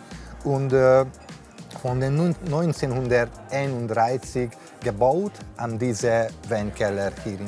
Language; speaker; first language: German; non-native, learner; Hungarian